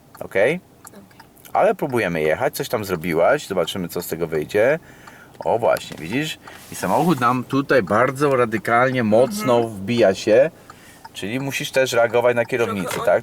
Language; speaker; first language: Polish; native; Polish